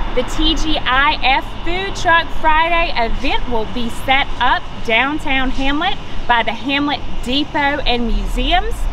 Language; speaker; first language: English; native; English